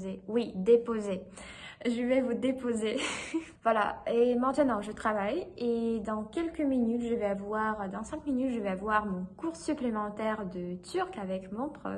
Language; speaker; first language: French; non-native, fluent; Russian